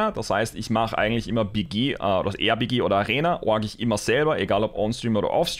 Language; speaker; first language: German; native; German